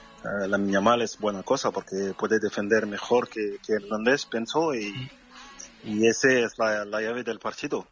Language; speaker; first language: Spanish; non-native, fluent; French